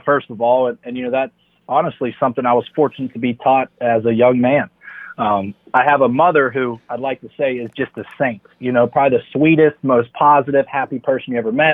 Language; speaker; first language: English; native; English